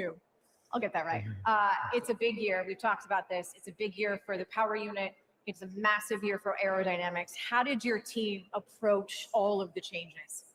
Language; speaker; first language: English; native; English